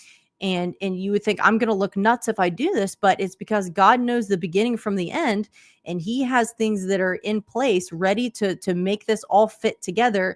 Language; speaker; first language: English; native; English